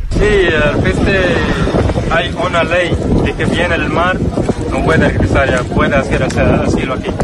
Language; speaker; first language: Spanish; non-native, learner; Arabic